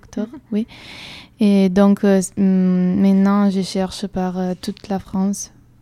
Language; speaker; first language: French; non-native, fluent; Italian